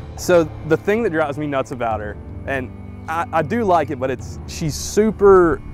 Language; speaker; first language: English; native; English